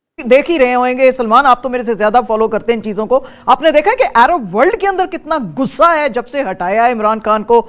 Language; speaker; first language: Urdu; native; Urdu